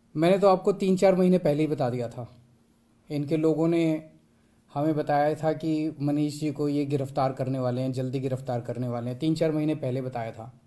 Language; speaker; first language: Hindi; native; Hindi